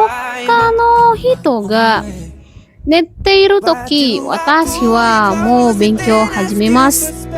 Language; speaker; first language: Japanese; non-native, learner; Indonesian